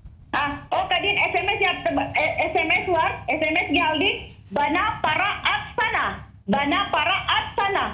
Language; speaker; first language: Turkish; non-native, learner; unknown